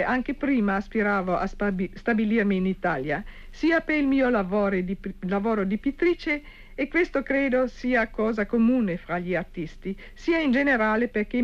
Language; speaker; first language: Italian; non-native, fluent; Czech